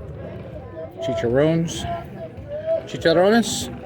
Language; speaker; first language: Spanish; non-native, learner; English